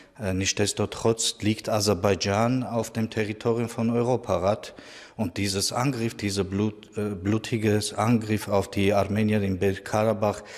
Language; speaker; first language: German; non-native, fluent; Armenian